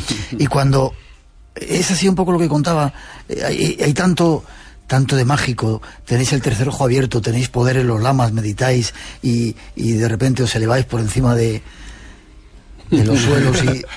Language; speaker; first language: Spanish; native; Spanish